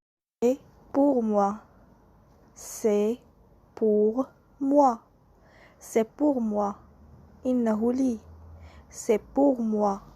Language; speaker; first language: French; non-native, local second language; Arabic